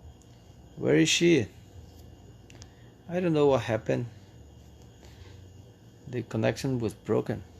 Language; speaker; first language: English; non-native, fluent; Portuguese